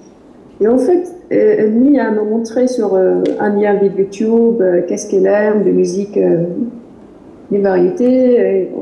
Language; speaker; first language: French; non-native, fluent; Arabic